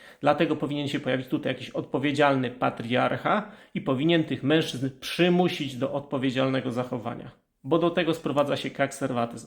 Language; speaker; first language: Polish; native; Polish